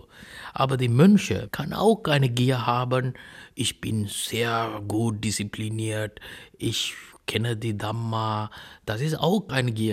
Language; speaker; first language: German; non-native, fluent; Sinhala